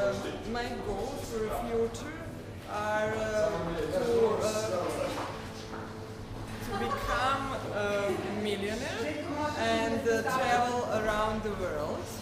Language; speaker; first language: English; non-native, learner; Serbian